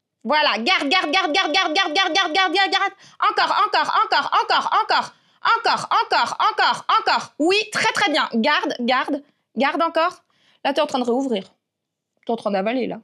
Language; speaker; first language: French; native; French